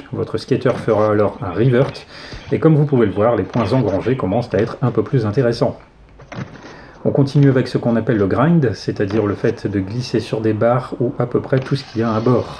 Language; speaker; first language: French; native; French